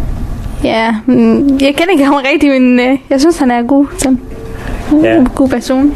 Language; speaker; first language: Danish; early bilingual, other home language; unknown